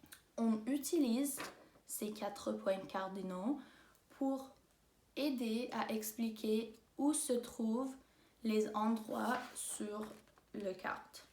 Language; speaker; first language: French; non-native, local second language; English